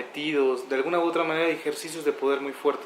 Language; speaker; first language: Spanish; native; Spanish